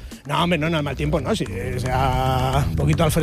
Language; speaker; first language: Spanish; native; Spanish